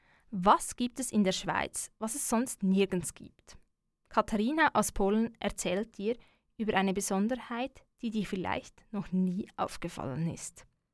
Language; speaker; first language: German; native; German